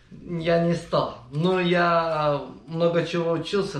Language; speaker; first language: Russian; non-native, learner; Azerbaijani